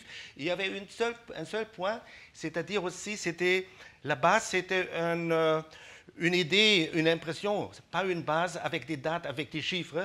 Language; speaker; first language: French; non-native, fluent; German